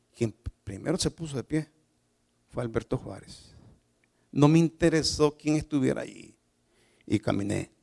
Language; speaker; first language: Spanish; native; Spanish